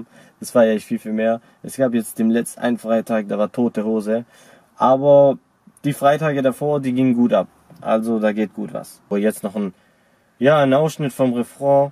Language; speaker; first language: German; native; German